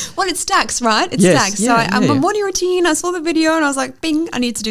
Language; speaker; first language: English; native; English